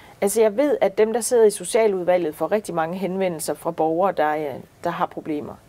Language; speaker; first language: Danish; native; Danish